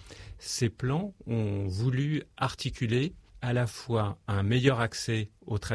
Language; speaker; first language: French; native; French